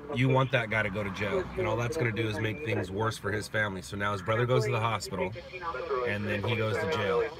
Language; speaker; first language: English; native; English